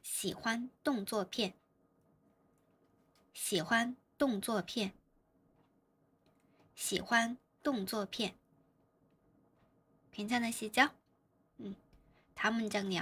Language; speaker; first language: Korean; non-native, fluent; Chinese